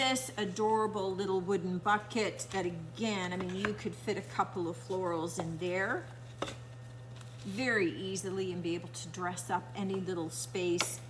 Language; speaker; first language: English; native; English